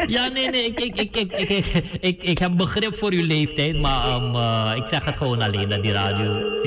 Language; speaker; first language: Dutch; native; Dutch